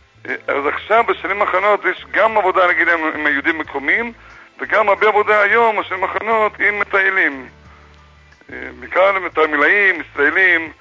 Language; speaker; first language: Hebrew; non-native, fluent; English